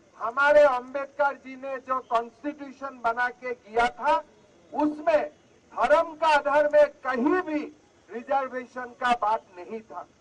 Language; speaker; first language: Hindi; non-native, local second language; Assamese